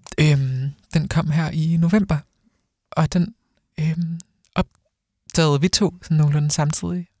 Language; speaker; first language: Danish; native; Danish